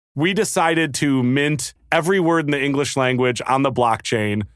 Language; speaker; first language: English; native; English